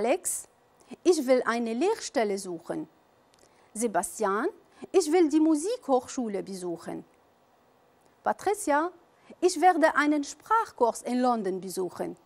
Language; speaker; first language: German; non-native, fluent; Arabic